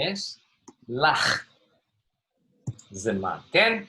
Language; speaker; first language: Hebrew; non-native, fluent; Indonesian